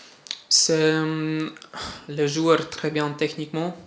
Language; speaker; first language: French; non-native, fluent; Polish